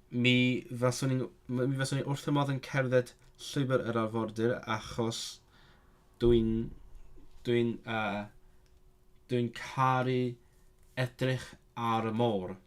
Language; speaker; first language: Welsh; non-native, learner; Cantonese